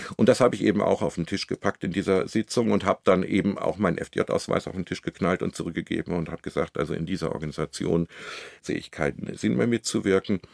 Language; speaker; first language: German; native; German